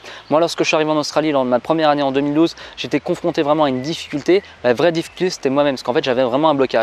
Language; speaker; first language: French; native; French